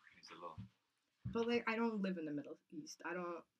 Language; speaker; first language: English; non-native, fluent; Kazakh